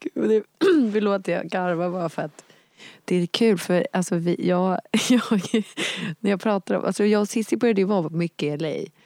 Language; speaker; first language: Swedish; native; Swedish